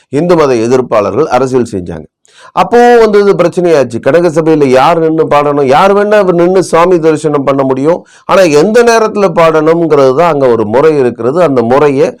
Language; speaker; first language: Tamil; native; Tamil